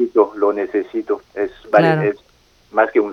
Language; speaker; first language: Spanish; non-native, fluent; French